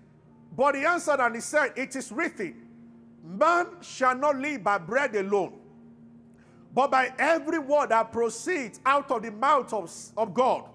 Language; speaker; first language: English; non-native, local second language; Yoruba